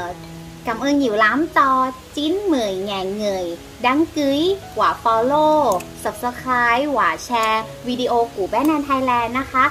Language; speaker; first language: Vietnamese; non-native, learner; Thai